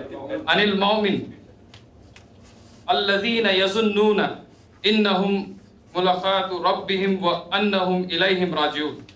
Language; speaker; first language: Arabic; non-native, learner; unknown